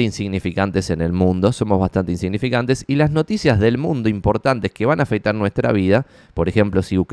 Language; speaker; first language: Spanish; native; Spanish